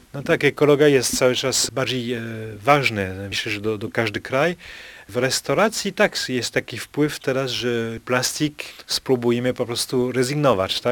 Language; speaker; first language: Polish; non-native, fluent; French